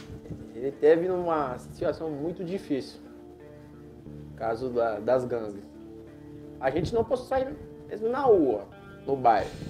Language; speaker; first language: Portuguese; non-native, fluent; Haitian Creole